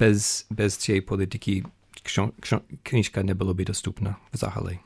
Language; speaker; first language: Ukrainian; non-native, fluent; English